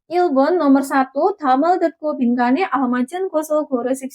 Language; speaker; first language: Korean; non-native, fluent; Indonesian